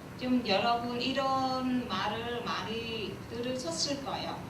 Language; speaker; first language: Korean; non-native, learner; Vietnamese